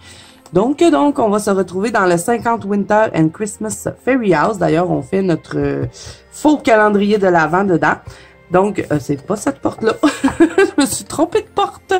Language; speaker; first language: French; native; French